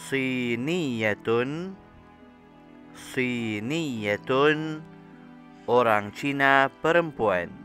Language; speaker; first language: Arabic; non-native, fluent; Malay